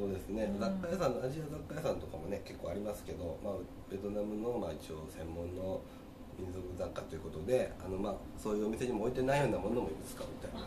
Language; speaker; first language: Japanese; native; Japanese